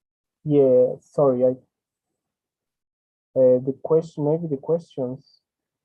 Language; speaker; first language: English; non-native, learner; Spanish